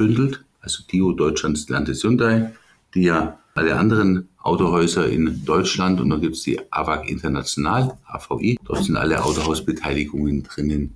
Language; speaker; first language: German; native; German